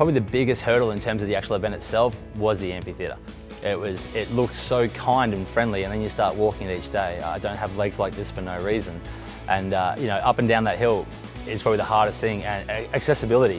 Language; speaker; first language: English; native; English